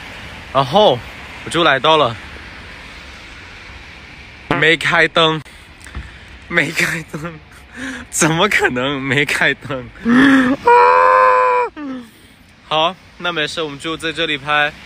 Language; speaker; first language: Chinese; non-native, fluent; Thai